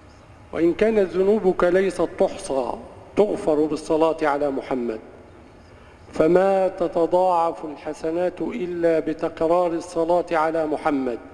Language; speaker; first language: Arabic; native; Arabic